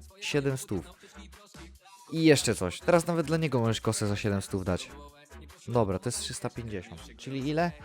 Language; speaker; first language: Polish; native; Polish